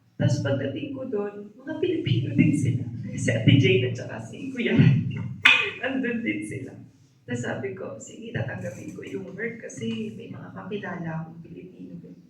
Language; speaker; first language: Filipino; native; Filipino